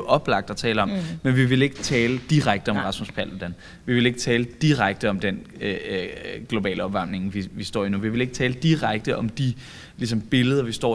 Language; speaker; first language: Danish; native; Danish